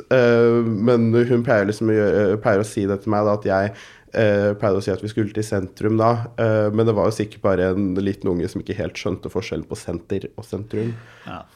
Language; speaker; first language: Norwegian; early bilingual, other home language; Urdu